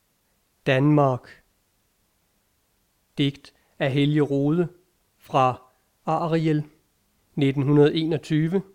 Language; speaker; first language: Danish; native; Danish